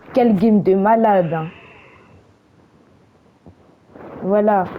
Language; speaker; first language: French; native; French